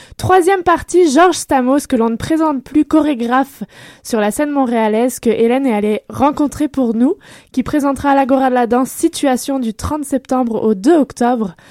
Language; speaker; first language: French; native; French